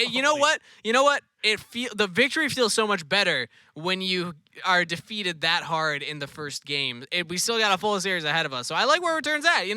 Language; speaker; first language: English; native; English